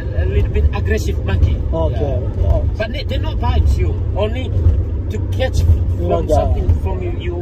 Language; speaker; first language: English; non-native, learner; Indonesian